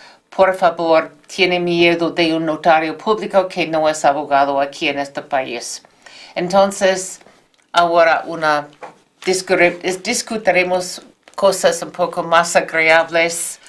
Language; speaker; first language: Spanish; non-native, fluent; English